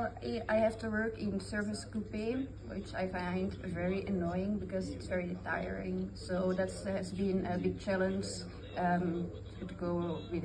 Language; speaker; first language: English; non-native, fluent; Dutch